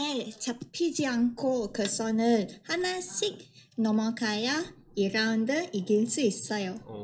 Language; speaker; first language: Korean; non-native, learner; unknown